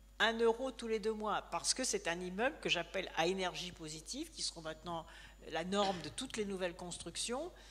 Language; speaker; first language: French; native; French